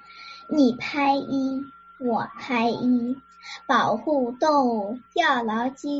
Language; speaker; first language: Chinese; early bilingual, heritage; Chinese